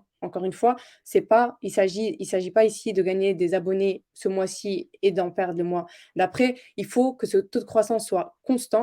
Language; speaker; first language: French; native; French